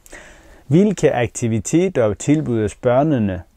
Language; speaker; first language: Danish; non-native, fluent; Persian